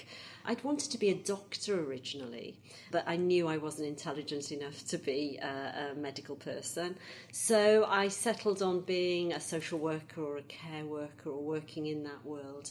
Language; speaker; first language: English; native; English